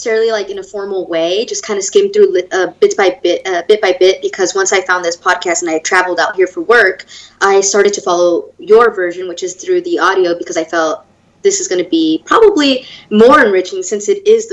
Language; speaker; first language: English; native; English